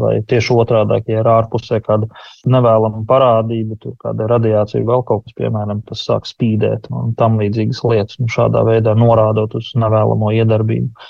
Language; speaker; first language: Latvian; native; Latvian